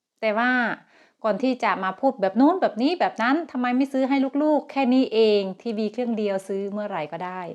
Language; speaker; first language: Thai; native; Thai